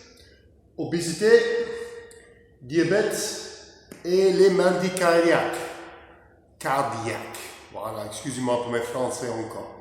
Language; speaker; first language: French; non-native, learner; English